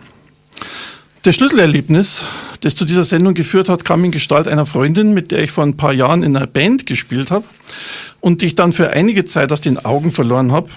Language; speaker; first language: German; native; German